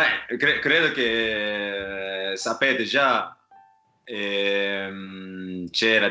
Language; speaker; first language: Italian; non-native, fluent; Japanese